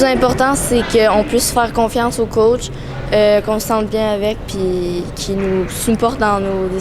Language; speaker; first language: French; native; French